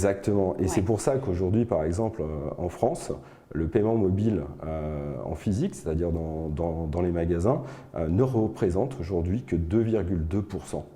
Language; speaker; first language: French; native; French